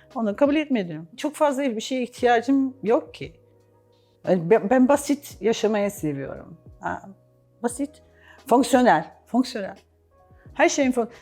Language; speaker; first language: Turkish; non-native, fluent; English